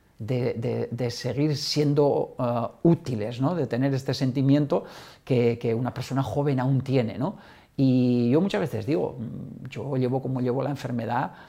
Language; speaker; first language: Spanish; native; Spanish